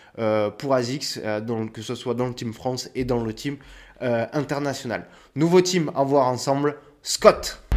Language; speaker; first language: French; native; French